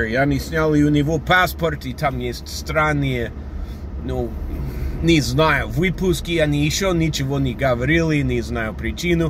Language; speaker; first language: Russian; non-native, fluent; English